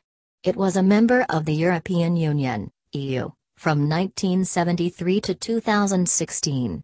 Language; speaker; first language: English; non-native, local second language; Urdu